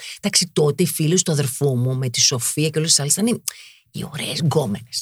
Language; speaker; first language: Greek; native; Greek